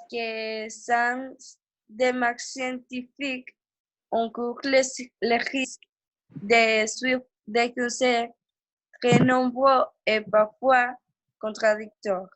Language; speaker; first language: French; non-native, learner; Spanish